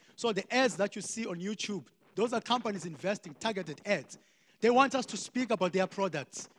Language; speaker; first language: English; non-native, local second language; Xhosa